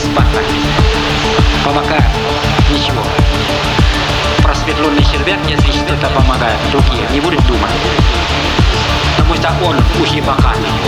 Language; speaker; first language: Russian; non-native, learner; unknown